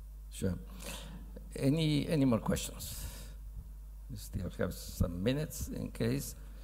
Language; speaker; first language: English; non-native, fluent; Italian